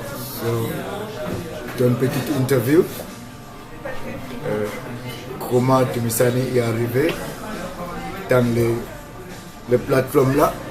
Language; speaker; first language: French; non-native, learner; English